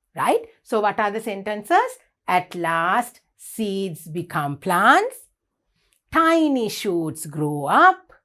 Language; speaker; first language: English; non-native, local second language; Sinhala